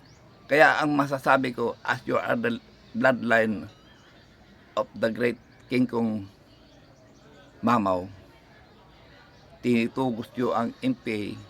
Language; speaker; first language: Filipino; native; Filipino